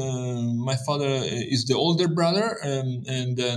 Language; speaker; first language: English; non-native, fluent; Italian